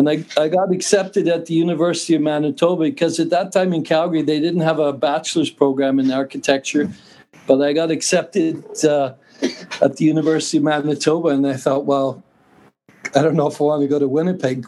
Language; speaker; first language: English; native; English